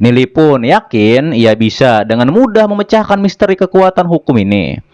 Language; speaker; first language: Indonesian; native; Indonesian